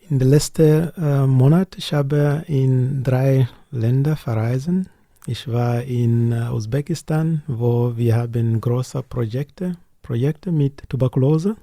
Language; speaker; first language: German; non-native, learner; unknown